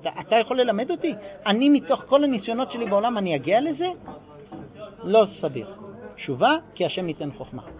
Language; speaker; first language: Hebrew; non-native, fluent; English